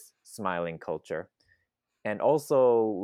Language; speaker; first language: English; non-native, fluent; Thai